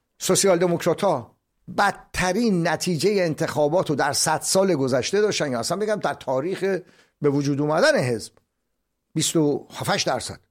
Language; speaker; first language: Persian; native; Persian